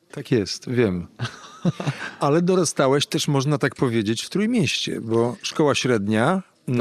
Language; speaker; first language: Polish; native; Polish